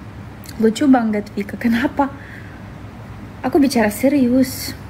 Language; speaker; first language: Indonesian; non-native, fluent; Russian